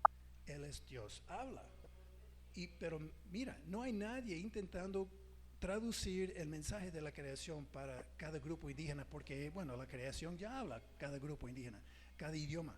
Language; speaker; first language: Spanish; non-native, fluent; English